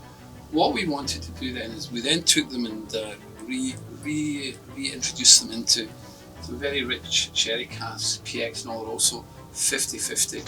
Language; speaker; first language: English; native; English